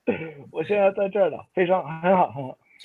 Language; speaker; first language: Chinese; non-native, fluent; Swedish